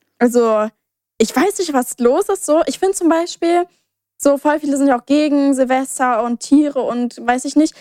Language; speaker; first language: German; native; German